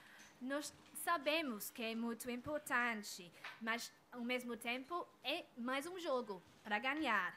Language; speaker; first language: Portuguese; non-native, fluent; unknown